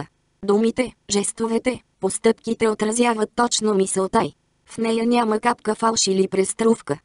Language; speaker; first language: Bulgarian; native; Bulgarian